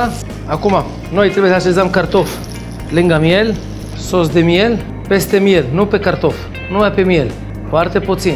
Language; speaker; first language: Romanian; non-native, learner; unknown